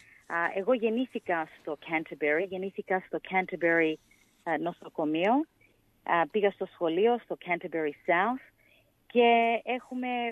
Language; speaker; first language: Greek; early bilingual, heritage; English